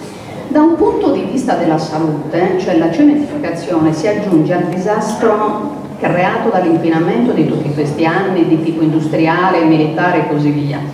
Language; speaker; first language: Italian; native; Italian